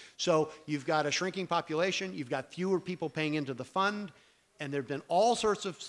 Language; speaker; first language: English; native; English